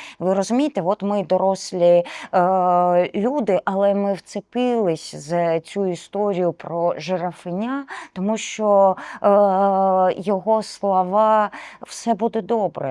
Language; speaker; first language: Ukrainian; non-native, local second language; Russian